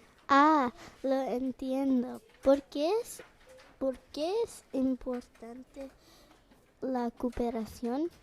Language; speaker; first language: Spanish; non-native, learner; English